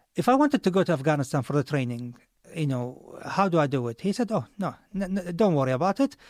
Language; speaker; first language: English; non-native, fluent; Arabic